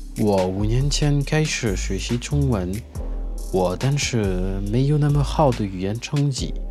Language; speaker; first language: Chinese; non-native, fluent; French